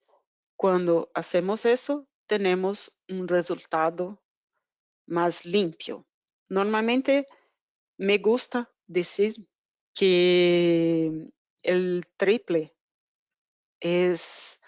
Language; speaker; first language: Spanish; non-native, fluent; Portuguese